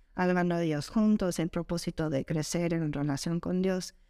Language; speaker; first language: Spanish; non-native, fluent; English